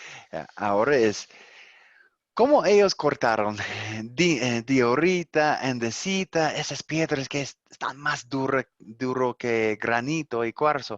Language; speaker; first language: Spanish; non-native, learner; English